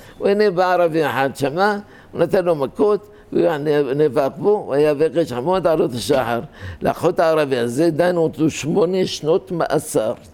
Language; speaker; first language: Hebrew; native; Hebrew